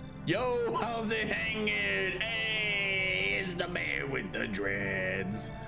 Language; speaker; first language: English; native; English